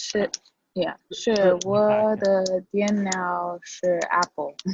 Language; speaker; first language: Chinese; non-native, learner; English